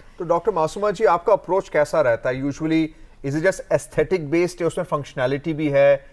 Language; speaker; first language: Hindi; native; Hindi